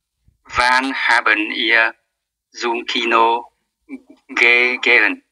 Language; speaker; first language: German; non-native, learner; Vietnamese